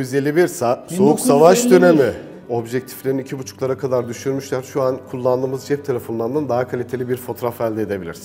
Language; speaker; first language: Turkish; native; Turkish